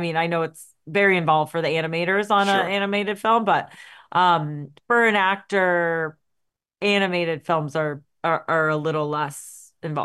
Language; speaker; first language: English; native; English